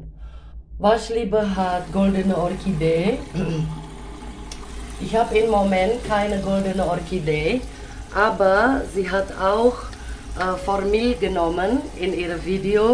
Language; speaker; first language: German; non-native, fluent; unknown